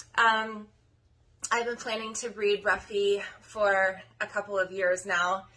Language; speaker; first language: English; native; English